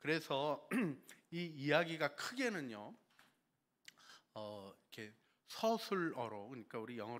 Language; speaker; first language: Korean; native; Korean